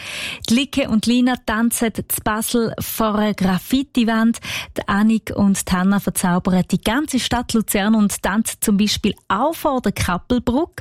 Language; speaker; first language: German; native; German